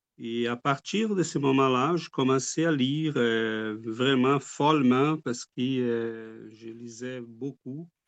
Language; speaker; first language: French; non-native, fluent; Portuguese